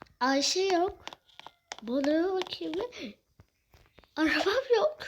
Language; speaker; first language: Turkish; native; Turkish